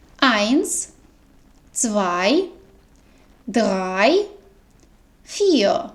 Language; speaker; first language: German; non-native, fluent; Ukrainian